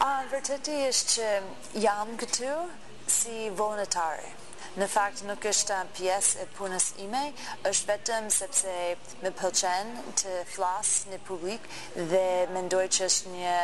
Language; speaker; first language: Albanian; non-native, learner; English